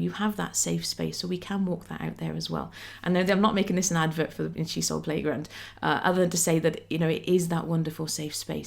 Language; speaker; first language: English; native; English